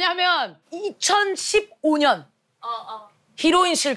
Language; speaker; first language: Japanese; non-native, learner; Korean